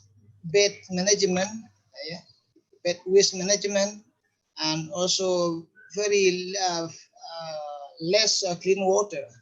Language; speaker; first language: English; non-native, fluent; Indonesian